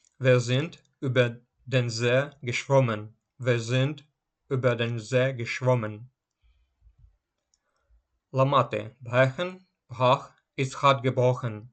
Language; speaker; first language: German; non-native, fluent; Ukrainian